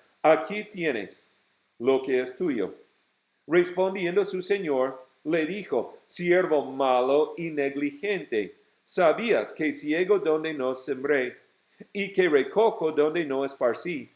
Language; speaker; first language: Spanish; non-native, fluent; English